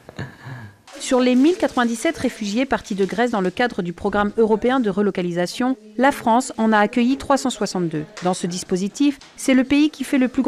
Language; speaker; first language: French; native; French